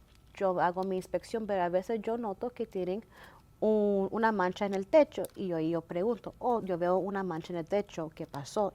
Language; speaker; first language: Spanish; early bilingual, heritage; Spanish